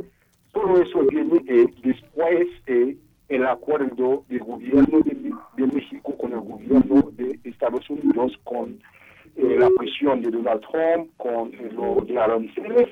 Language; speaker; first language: Spanish; non-native, fluent; Haitian Creole